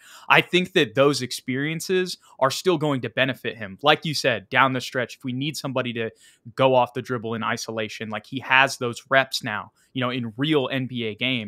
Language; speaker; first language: English; native; English